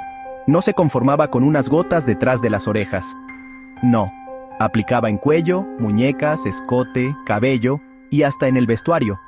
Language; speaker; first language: Spanish; native; Spanish